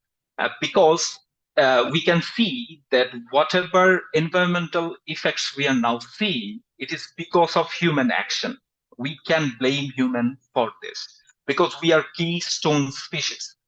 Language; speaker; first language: English; non-native, fluent; Bangla